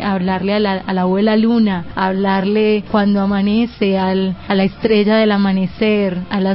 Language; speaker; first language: Spanish; native; Spanish